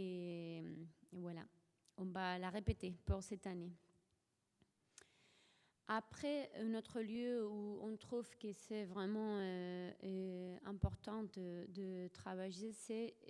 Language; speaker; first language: French; non-native, fluent; Spanish